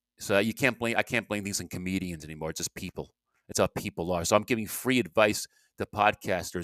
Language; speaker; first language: English; native; English